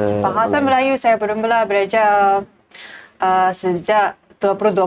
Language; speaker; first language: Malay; non-native, learner; Japanese